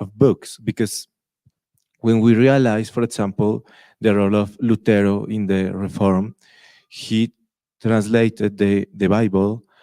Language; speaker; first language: English; non-native, fluent; Spanish